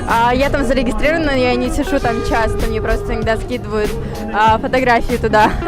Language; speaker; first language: Russian; native; Russian